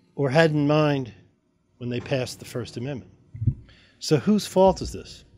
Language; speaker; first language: English; native; English